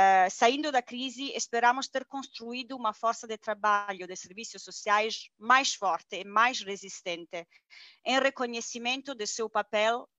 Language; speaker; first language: Portuguese; non-native, fluent; Italian